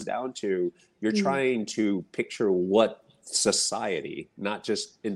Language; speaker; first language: English; native; English